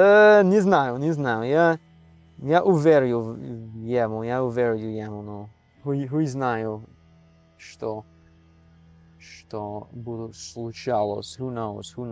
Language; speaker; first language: Russian; non-native, learner; English